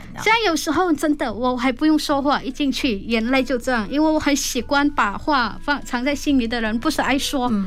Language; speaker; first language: Chinese; non-native, fluent; Hakka Chinese